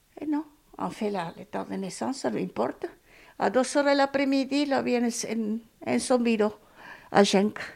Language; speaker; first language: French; non-native, learner; Spanish